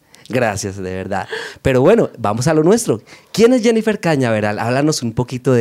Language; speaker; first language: Spanish; native; Spanish